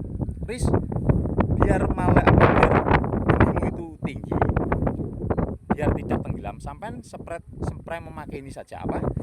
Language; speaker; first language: Indonesian; non-native, local second language; Javanese